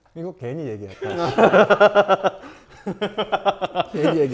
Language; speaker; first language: Korean; early bilingual, other home language; English